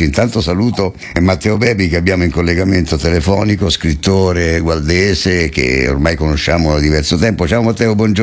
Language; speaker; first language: Italian; native; Italian